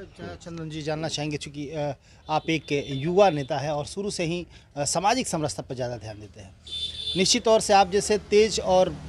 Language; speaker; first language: Hindi; native; Hindi